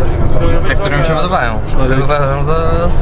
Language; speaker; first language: Polish; native; Polish